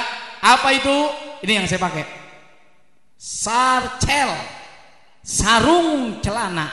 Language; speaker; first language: Indonesian; native; Indonesian